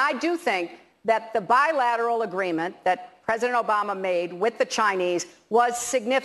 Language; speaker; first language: English; native; English